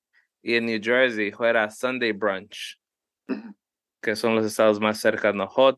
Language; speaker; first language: Spanish; early bilingual, heritage; Spanish